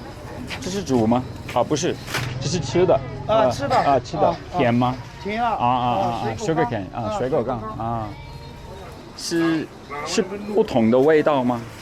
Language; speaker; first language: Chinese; non-native, learner; English